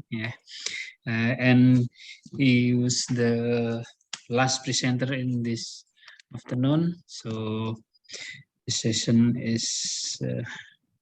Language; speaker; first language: English; non-native, learner; Indonesian